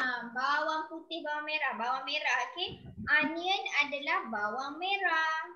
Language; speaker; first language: Malay; native; Malay